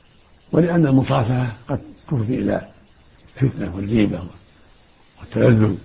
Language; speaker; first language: Arabic; native; Arabic